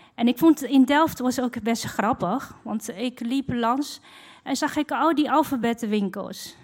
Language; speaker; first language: Dutch; non-native, fluent; Chinese